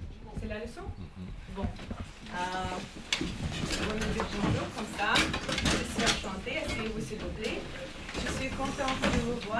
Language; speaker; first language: French; non-native, fluent; Russian